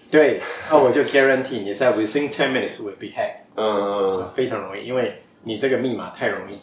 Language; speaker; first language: Chinese; native; Chinese